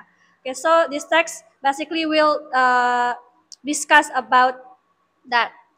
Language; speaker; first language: English; non-native, learner; Indonesian